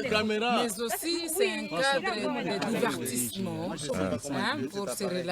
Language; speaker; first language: French; non-native, local second language; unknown